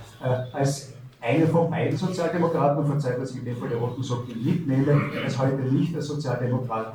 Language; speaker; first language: German; native; German